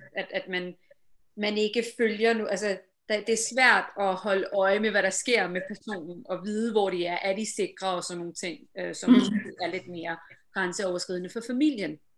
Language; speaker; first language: Danish; early bilingual, other home language; Urdu